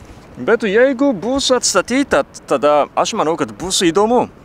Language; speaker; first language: Lithuanian; non-native, fluent; Japanese